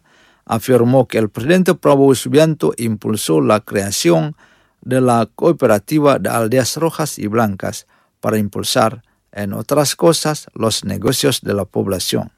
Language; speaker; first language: Spanish; non-native, fluent; Indonesian